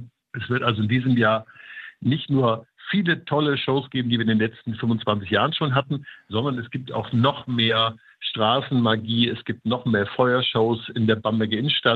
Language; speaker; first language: German; native; German